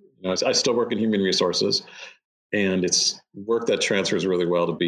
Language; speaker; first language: English; native; English